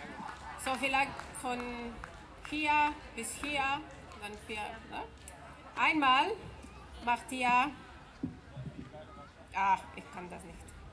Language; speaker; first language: German; non-native, fluent; Spanish